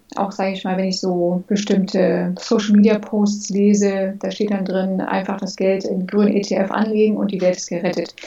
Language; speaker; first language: German; early bilingual, other home language; English